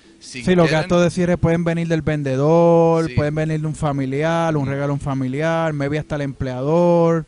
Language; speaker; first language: Spanish; native; Spanish